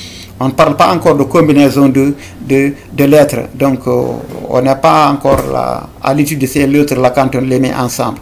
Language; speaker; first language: French; non-native, local second language; Fula